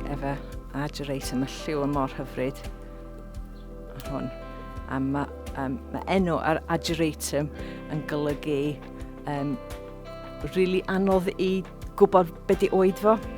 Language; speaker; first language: Welsh; non-native, local second language; English